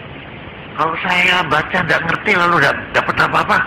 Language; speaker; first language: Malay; non-native, local second language; Javanese